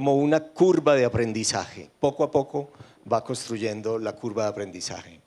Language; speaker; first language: Spanish; native; Spanish